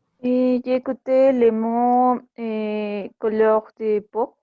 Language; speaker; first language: French; non-native, learner; Spanish